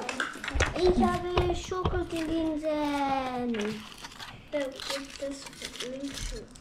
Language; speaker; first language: German; early bilingual, heritage; Bosnian